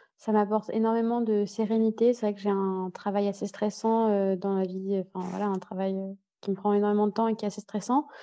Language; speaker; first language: French; native; French